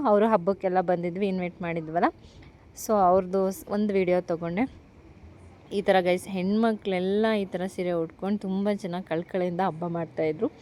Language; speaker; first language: Kannada; non-native, local second language; Lambadi